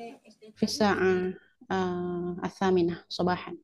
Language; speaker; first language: Arabic; non-native, learner; Indonesian